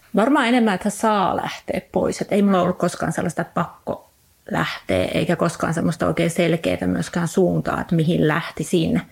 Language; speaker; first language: Finnish; native; Finnish